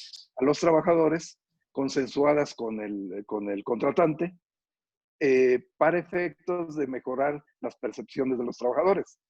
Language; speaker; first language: Spanish; native; Spanish